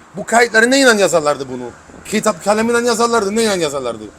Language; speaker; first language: Turkish; early bilingual, heritage; Turkish